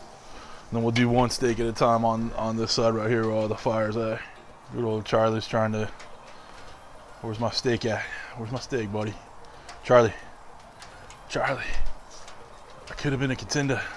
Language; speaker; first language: English; native; English